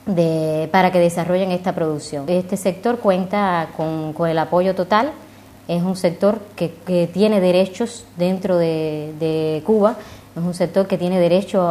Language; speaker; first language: Spanish; native; Spanish